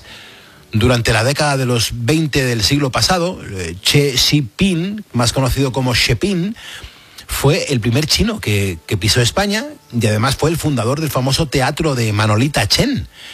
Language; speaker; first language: Spanish; native; Spanish